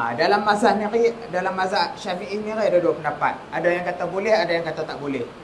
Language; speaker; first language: Malay; native; Malay